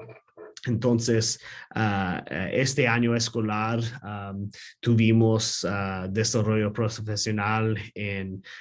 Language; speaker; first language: Spanish; non-native, learner; English